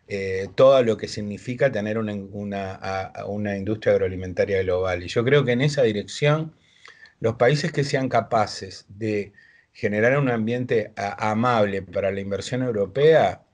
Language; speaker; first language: Spanish; native; Spanish